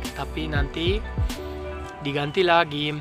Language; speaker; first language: Indonesian; non-native, fluent; German